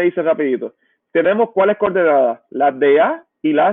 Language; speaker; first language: Spanish; native; Spanish